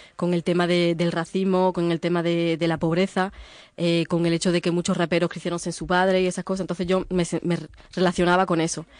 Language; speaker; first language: Spanish; early bilingual, other home language; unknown